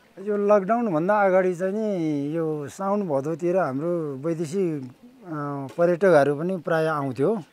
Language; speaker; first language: Nepali; non-native, local second language; Gurung